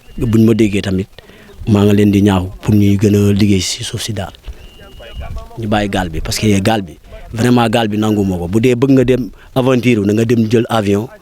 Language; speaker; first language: Wolof; non-native, local second language; Jola-Fonyi